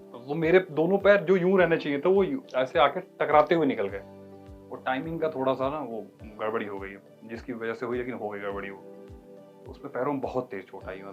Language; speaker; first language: Hindi; non-native, local second language; Bhojpuri